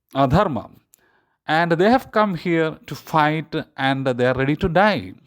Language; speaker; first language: English; non-native, local second language; Malayalam